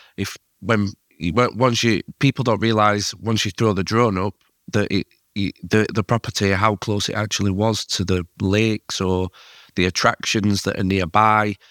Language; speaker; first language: English; native; English